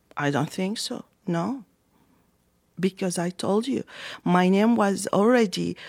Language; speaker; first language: English; non-native, fluent; Arabic